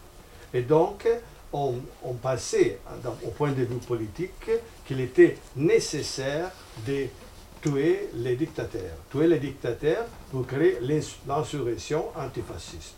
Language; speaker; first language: French; non-native, fluent; Italian